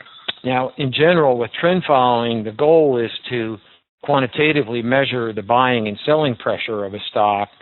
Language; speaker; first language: English; native; English